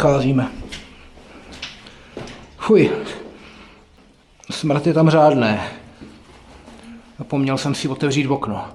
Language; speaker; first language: Czech; native; Czech